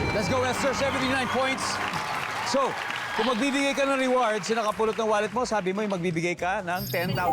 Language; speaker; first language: Filipino; native; Filipino